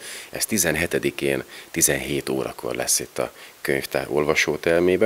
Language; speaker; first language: Hungarian; native; Hungarian